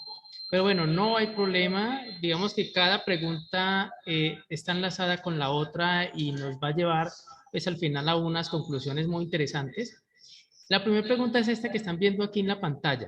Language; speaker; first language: Spanish; native; Spanish